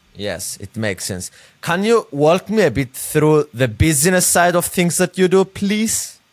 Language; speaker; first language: English; non-native, fluent; Greek